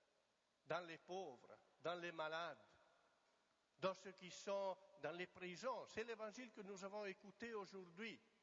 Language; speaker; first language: French; non-native, fluent; Italian